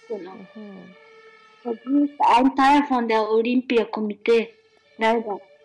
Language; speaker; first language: German; non-native, learner; Japanese